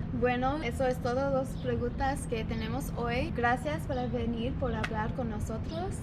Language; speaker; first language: Spanish; non-native, learner; English